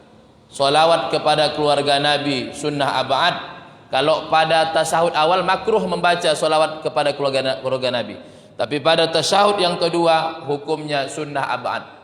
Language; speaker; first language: Indonesian; native; Indonesian